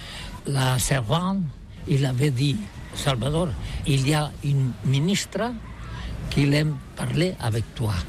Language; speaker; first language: French; non-native, learner; Catalan